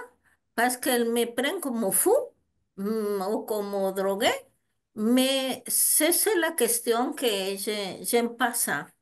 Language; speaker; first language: French; non-native, learner; Spanish